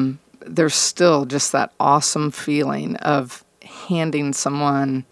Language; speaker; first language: English; native; English